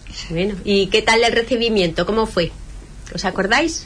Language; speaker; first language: Spanish; native; Spanish